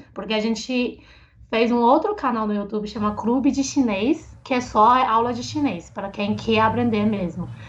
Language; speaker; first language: Portuguese; non-native, fluent; Chinese